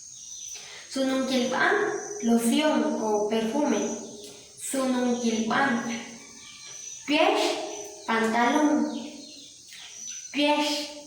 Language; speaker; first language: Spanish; non-native, local second language; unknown